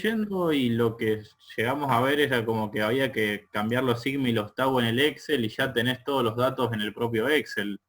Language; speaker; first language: Spanish; native; Spanish